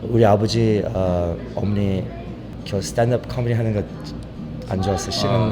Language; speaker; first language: Korean; early bilingual, heritage; Korean